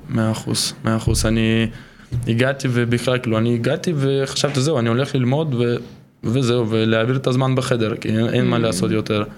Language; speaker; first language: Hebrew; non-native, fluent; Russian